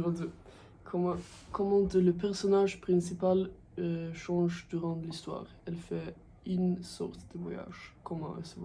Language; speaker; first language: French; non-native, learner; Swedish